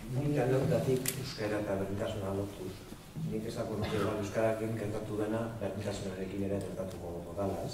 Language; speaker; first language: Basque; non-native, local second language; Spanish